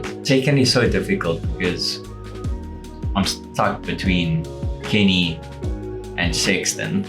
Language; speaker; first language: English; native; English